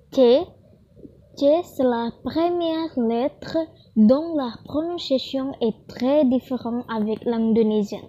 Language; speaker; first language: French; non-native, learner; Indonesian